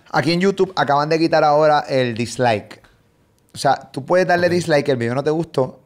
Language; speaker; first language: Spanish; native; Spanish